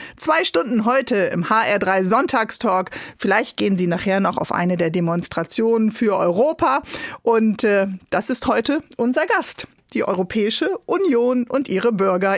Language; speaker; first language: German; native; German